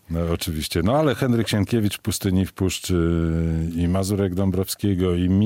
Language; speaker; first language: Polish; native; Polish